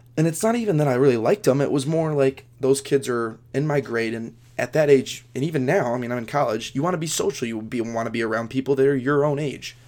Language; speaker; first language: English; native; English